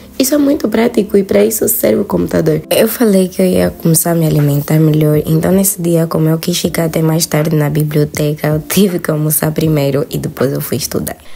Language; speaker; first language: Portuguese; native; Portuguese